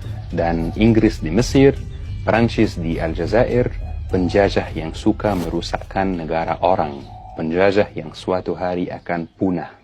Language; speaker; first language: Indonesian; non-native, fluent; Arabic